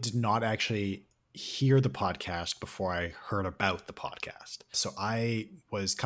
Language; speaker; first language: English; native; English